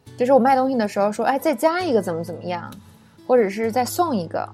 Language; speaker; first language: Chinese; native; Chinese